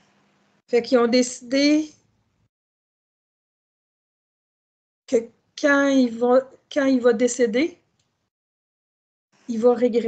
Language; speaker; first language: French; native; French